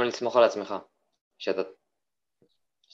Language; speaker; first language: Hebrew; native; Hebrew